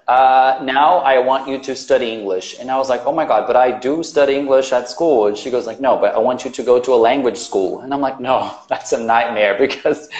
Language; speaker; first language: English; non-native, fluent; Portuguese